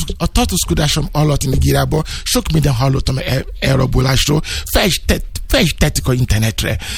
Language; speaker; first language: Hungarian; non-native, fluent; Yoruba